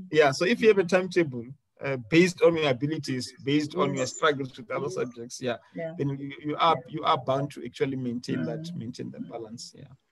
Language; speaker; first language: English; non-native, local second language; Venda